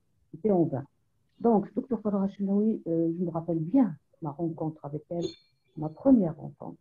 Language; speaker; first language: French; non-native, local second language; Arabic